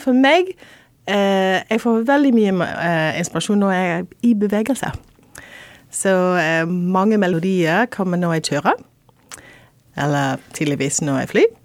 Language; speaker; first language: Norwegian; non-native, fluent; English